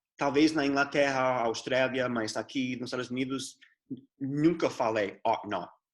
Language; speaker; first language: Portuguese; non-native, fluent; English